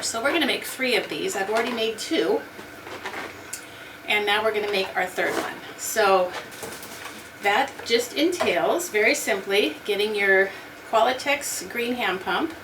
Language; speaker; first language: English; native; English